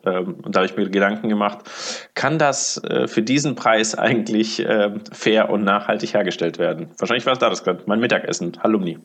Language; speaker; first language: German; early bilingual, other home language; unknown